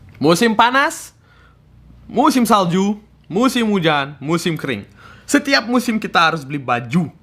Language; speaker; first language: Indonesian; early bilingual, other home language; Russian